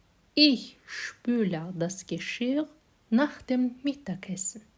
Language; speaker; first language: German; non-native, fluent; Azerbaijani